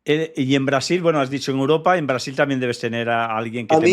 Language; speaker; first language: Spanish; native; Spanish